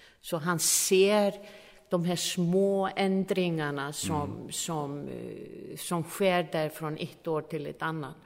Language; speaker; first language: Swedish; non-native, fluent; Icelandic